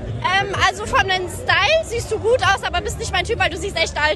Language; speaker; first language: German; native; German